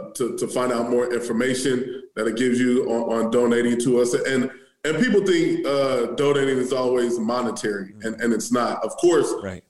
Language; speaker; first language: English; native; English